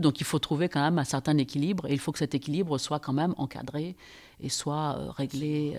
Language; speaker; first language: French; native; French